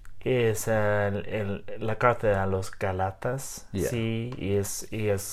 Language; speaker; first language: Spanish; non-native, learner; English